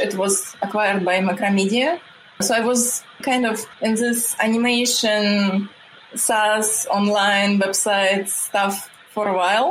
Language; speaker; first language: English; non-native, fluent; Russian